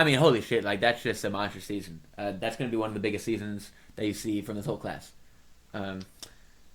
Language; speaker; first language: English; native; English